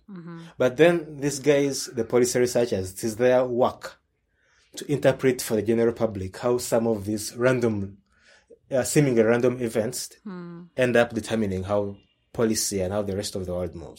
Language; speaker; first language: English; non-native, local second language; Ganda